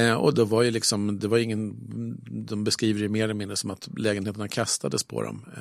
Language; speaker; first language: Swedish; native; Swedish